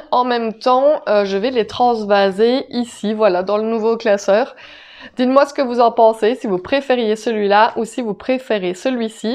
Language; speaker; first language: French; native; French